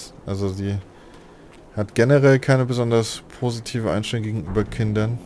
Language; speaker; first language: German; native; German